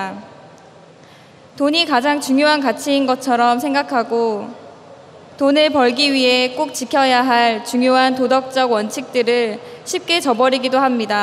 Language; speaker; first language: Korean; native; Korean